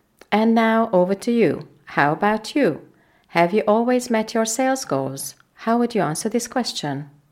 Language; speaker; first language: English; non-native, fluent; Hungarian